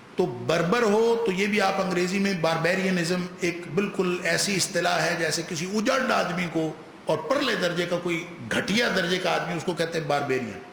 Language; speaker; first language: Urdu; non-native, local second language; Punjabi